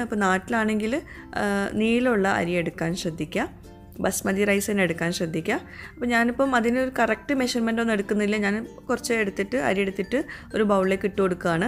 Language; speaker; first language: Malayalam; native; Malayalam